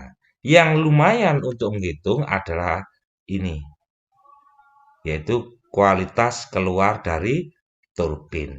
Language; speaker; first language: Indonesian; native; Indonesian